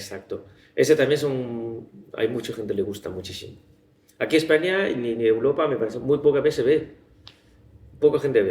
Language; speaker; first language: Spanish; non-native, learner; Chinese